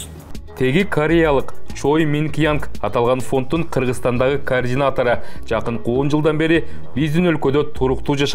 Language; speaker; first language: Kyrgyz; native; Kyrgyz